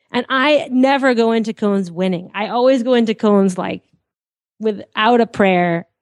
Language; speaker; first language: English; native; English